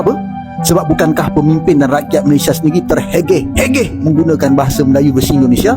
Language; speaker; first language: Malay; native; Malay